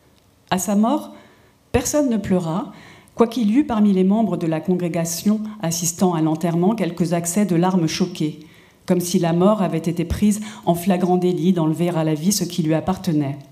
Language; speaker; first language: French; native; French